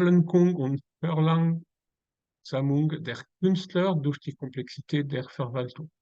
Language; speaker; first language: German; non-native, learner; French